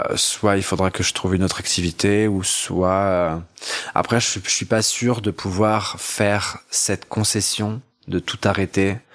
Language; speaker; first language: French; native; French